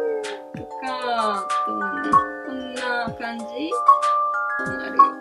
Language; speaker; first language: Japanese; native; Japanese